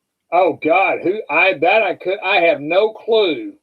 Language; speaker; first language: English; native; English